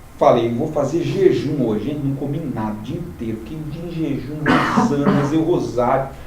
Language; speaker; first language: Portuguese; native; Portuguese